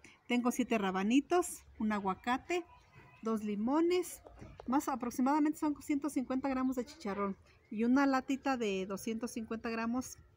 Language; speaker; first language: Spanish; native; Spanish